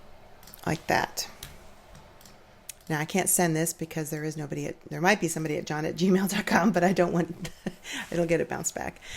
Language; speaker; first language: English; native; English